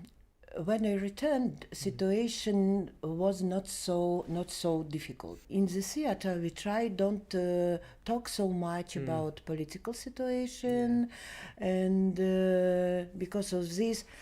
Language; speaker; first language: English; non-native, learner; Belarusian